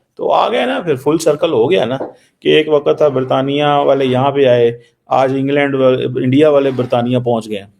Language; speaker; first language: Urdu; non-native, local second language; Punjabi